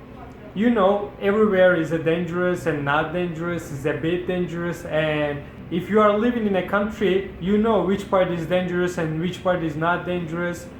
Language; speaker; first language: English; non-native, fluent; Turkish